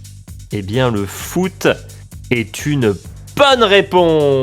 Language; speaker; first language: French; native; French